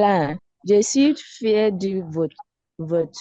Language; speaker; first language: French; non-native, learner; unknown